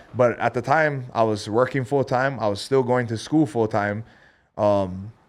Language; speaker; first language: English; native; English